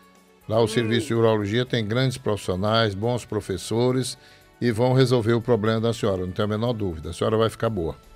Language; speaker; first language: Portuguese; native; Portuguese